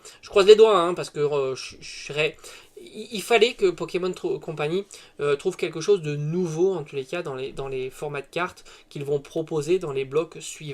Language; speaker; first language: French; native; French